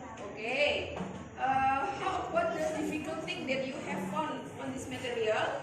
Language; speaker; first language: English; non-native, fluent; Indonesian